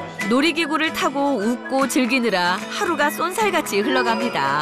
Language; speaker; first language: Korean; native; Korean